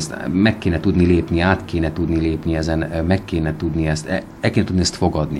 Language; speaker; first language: Hungarian; native; Hungarian